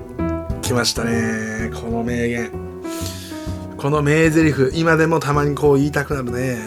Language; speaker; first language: Japanese; native; Japanese